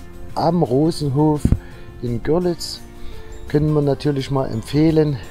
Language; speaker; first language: German; native; German